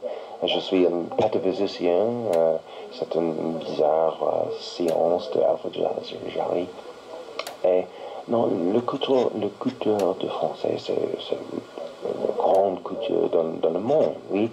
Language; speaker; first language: French; non-native, learner; English